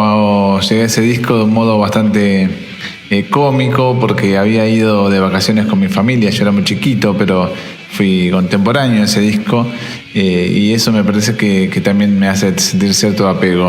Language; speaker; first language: Spanish; native; Spanish